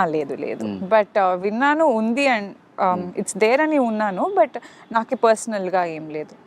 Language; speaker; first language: Telugu; non-native, fluent; Kannada